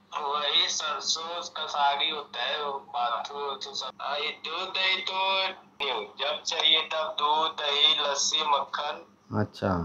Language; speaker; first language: Hindi; native; Hindi